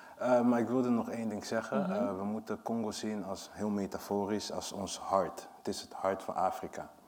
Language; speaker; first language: Dutch; early bilingual, other home language; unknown